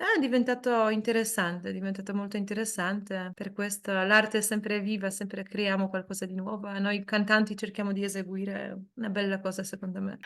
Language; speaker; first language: Italian; non-native, fluent; Polish